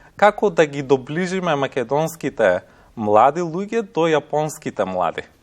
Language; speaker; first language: Macedonian; native; Macedonian